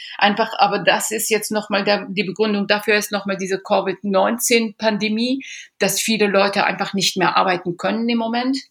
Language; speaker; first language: German; early bilingual, other home language; Persian